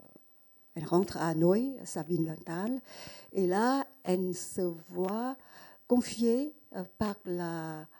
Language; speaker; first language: French; non-native, fluent; Vietnamese